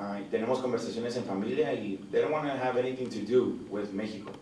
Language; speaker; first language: English; early bilingual, other home language; Spanish